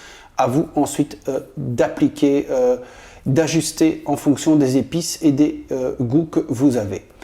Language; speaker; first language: French; native; French